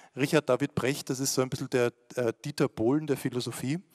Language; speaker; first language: German; native; German